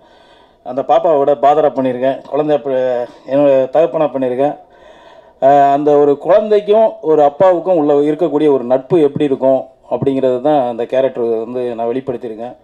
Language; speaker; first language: Tamil; native; Tamil